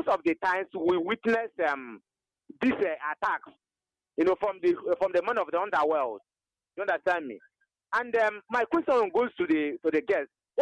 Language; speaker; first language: English; non-native, local second language; Igbo